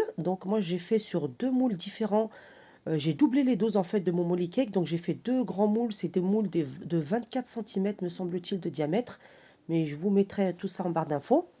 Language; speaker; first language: French; native; French